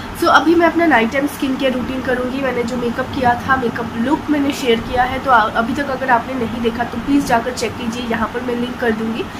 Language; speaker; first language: Hindi; non-native, local second language; Bangla